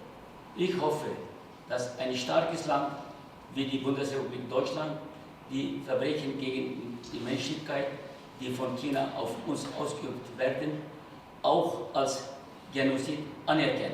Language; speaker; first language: German; non-native, fluent; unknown